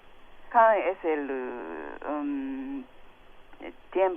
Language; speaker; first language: Spanish; non-native, fluent; Japanese